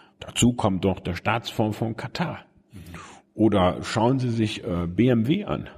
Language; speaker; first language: German; native; German